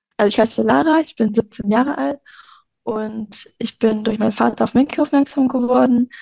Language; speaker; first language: German; native; German